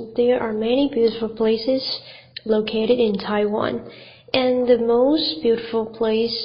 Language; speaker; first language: English; non-native, fluent; Chinese